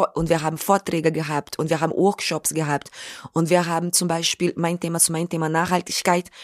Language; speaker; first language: German; non-native, fluent; Portuguese